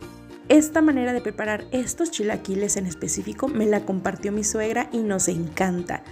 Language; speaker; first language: Spanish; native; Spanish